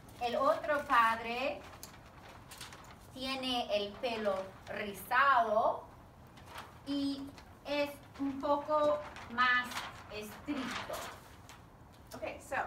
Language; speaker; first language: Spanish; non-native, fluent; English